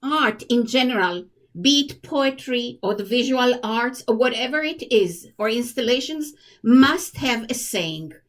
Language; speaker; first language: English; non-native, fluent; Hebrew